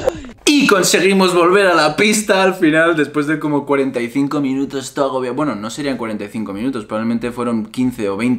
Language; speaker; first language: Spanish; native; Spanish